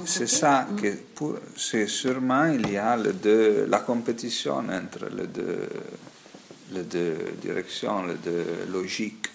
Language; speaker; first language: French; non-native, fluent; Italian